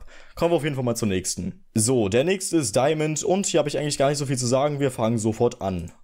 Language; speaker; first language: German; native; German